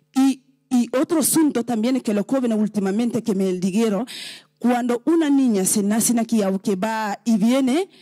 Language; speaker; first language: Spanish; non-native, learner; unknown